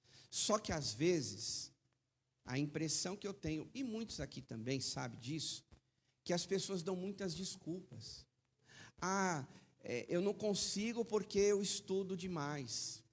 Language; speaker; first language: Portuguese; native; Portuguese